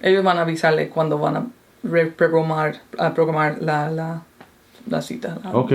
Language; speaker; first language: Spanish; non-native, fluent; English